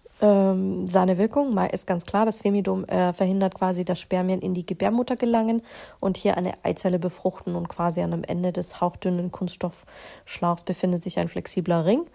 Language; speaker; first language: German; native; German